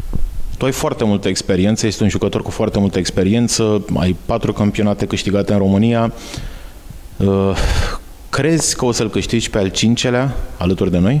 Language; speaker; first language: Romanian; native; Romanian